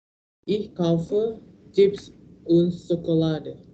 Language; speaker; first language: German; non-native, learner; Indonesian